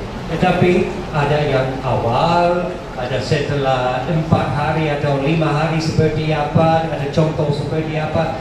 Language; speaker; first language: Indonesian; non-native, learner; English